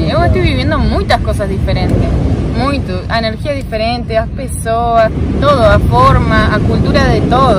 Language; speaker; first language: Portuguese; non-native, learner; Spanish